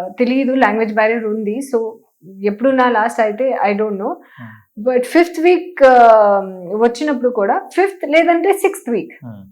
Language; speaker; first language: Telugu; non-native, learner; Hindi